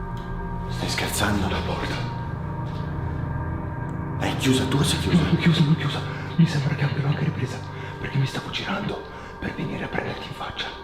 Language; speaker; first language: Italian; native; Italian